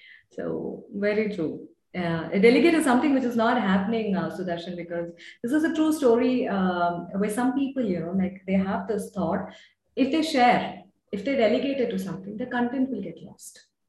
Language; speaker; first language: English; non-native, local second language; Tamil